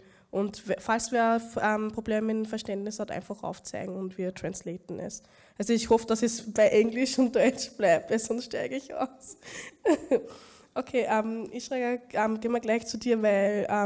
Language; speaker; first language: German; native; German